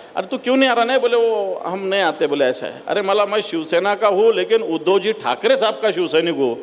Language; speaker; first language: Hindi; non-native, local second language; Marathi